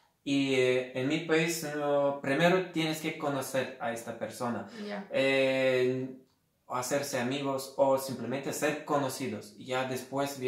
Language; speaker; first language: Spanish; non-native, fluent; Lithuanian